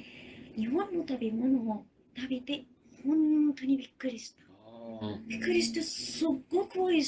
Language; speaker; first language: Japanese; non-native, learner; Arabic